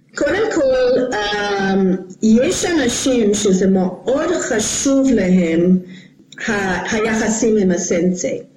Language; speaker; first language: Hebrew; non-native, fluent; English